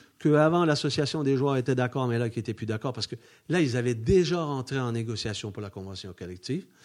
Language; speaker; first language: French; native; French